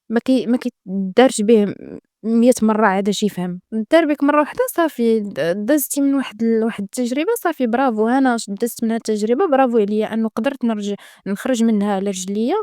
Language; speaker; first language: Arabic; native; Arabic